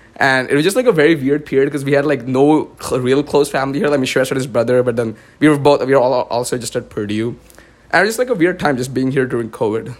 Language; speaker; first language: English; non-native, local second language; Marathi